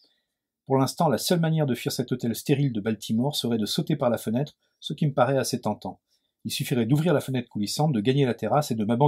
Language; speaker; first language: French; native; French